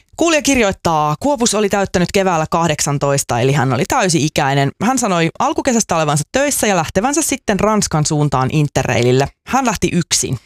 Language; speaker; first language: Finnish; native; Finnish